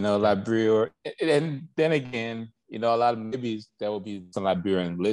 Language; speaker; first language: English; native; English